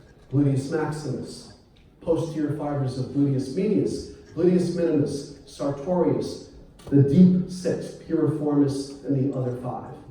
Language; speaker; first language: English; native; English